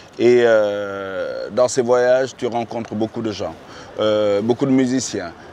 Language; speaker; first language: French; non-native, local second language; Wolof